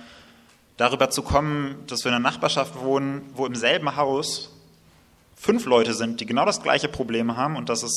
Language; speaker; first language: German; native; German